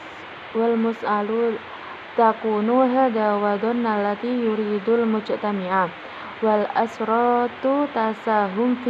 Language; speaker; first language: Arabic; non-native, learner; Indonesian